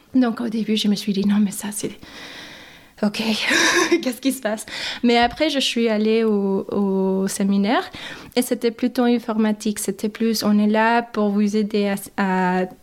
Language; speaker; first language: French; non-native, fluent; English